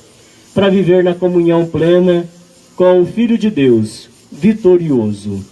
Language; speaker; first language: Portuguese; native; Portuguese